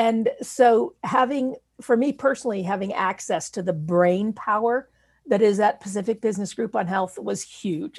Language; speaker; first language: English; native; English